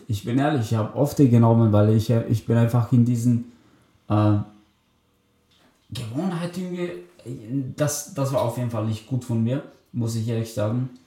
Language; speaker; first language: German; early bilingual, other home language; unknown